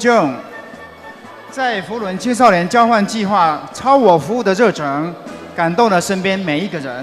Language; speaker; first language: Chinese; native; Chinese